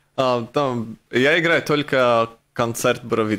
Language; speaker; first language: Russian; non-native, local second language; Latvian